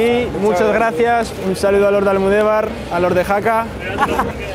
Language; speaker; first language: Spanish; native; Spanish